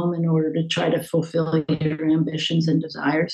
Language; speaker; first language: English; native; English